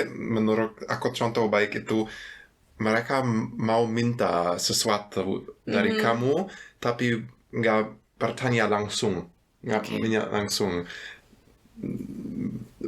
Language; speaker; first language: Indonesian; non-native, fluent; German